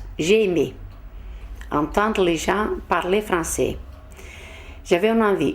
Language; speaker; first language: French; non-native, fluent; Portuguese